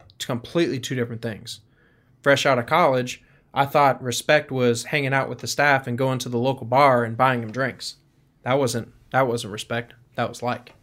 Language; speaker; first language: English; native; English